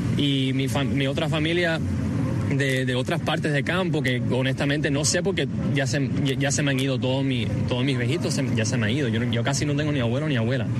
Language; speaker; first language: Spanish; early bilingual, heritage; Spanish